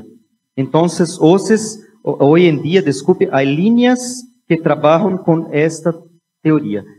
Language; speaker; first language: Spanish; non-native, fluent; Portuguese